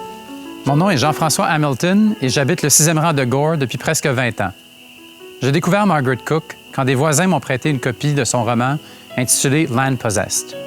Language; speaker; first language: French; native; French